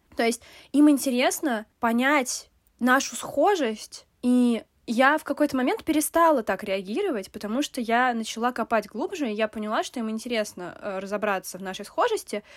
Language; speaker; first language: Russian; native; Russian